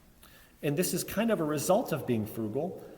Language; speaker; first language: English; native; English